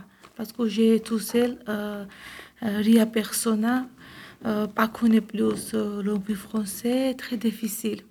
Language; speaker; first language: French; non-native, learner; Georgian